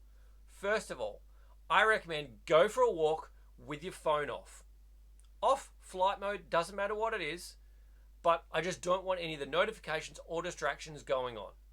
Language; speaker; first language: English; native; English